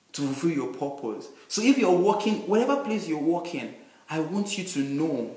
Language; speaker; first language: English; non-native, local second language; Yoruba